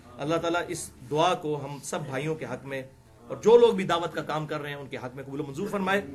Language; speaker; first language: Urdu; non-native, local second language; Punjabi